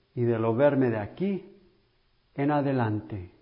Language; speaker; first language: Spanish; non-native, fluent; English